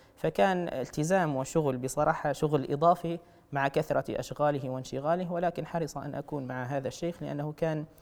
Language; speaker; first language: Arabic; native; Arabic